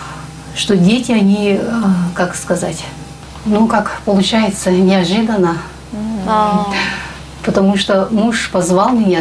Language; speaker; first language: Russian; non-native, local second language; Tuvinian